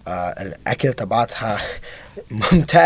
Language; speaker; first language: Arabic; non-native, learner; English